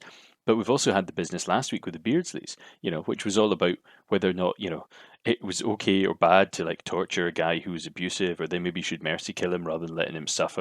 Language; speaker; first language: English; native; English